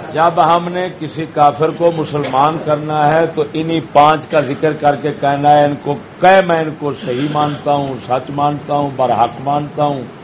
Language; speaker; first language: Urdu; non-native, local second language; Punjabi